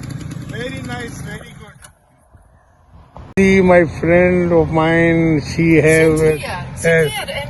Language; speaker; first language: English; non-native, learner; Urdu